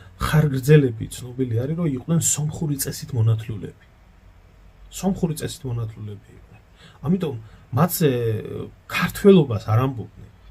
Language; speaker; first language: Georgian; native; Georgian